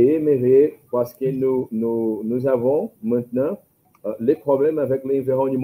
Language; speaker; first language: French; non-native, learner; Portuguese